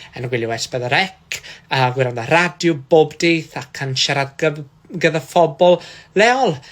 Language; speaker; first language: Welsh; non-native, learner; Portuguese